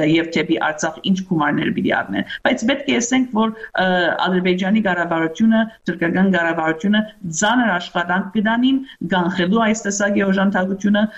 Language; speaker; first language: Armenian; early bilingual, heritage; Armenian